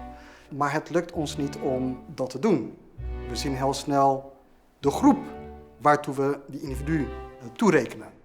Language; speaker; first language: Dutch; native; Dutch